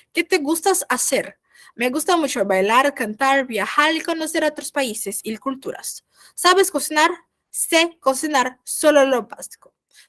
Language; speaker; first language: Spanish; non-native, fluent; Portuguese